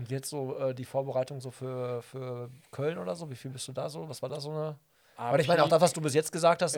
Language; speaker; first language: German; native; German